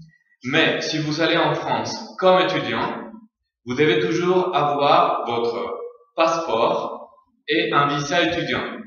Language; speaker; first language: French; non-native, fluent; Spanish